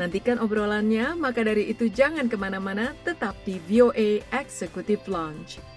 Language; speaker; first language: Indonesian; native; Indonesian